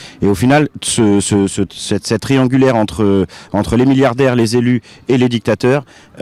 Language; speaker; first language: French; native; French